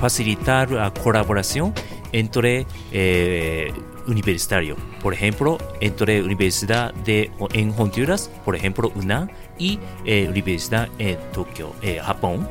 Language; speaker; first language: Spanish; non-native, learner; Japanese